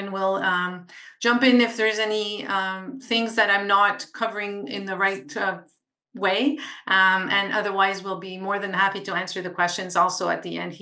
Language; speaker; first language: English; non-native, local second language; French